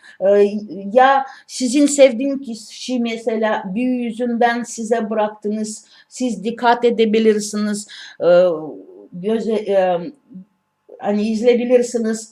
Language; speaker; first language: Turkish; non-native, learner; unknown